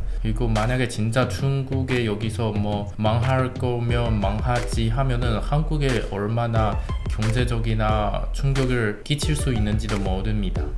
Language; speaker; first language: Korean; non-native, learner; Chinese